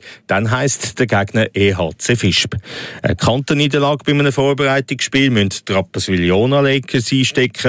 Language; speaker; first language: German; native; German